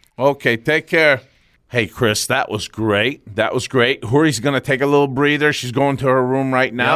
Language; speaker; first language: English; early bilingual, other home language; Armenian